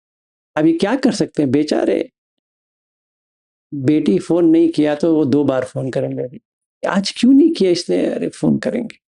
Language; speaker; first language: Hindi; native; Hindi